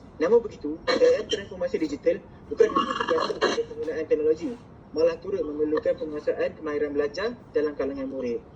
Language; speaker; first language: Malay; native; Malay